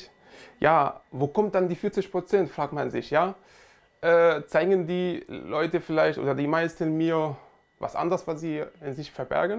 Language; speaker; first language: German; non-native, fluent; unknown